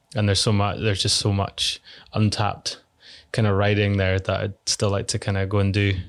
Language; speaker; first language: English; native; English